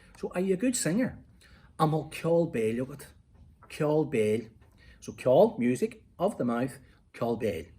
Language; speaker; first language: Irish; non-native, local second language; English